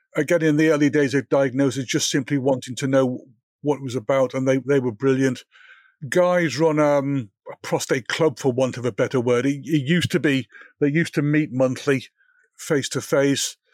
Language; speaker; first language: English; native; English